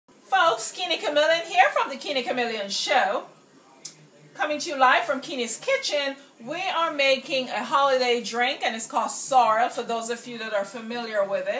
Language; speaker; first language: English; native; English